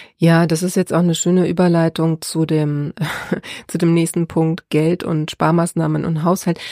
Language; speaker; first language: German; native; German